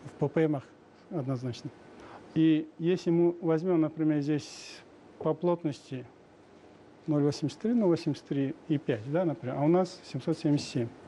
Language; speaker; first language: Russian; non-native, local second language; Uzbek